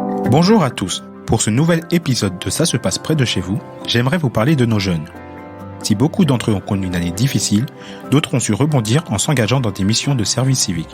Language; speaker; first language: French; native; French